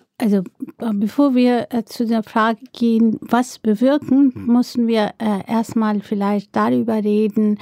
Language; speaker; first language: German; non-native, fluent; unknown